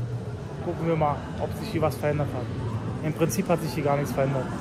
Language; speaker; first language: German; native; German